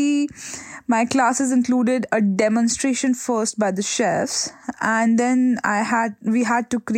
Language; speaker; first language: English; non-native, local second language; Hindi